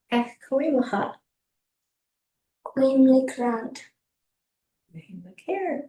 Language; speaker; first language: Hebrew; non-native, learner; English